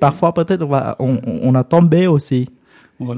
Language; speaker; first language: French; non-native, learner; Vietnamese